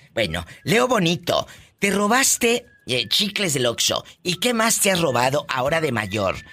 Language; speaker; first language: Spanish; native; Spanish